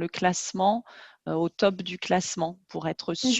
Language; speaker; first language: French; native; French